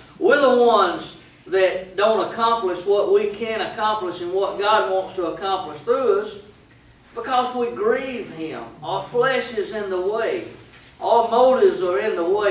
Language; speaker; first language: English; native; English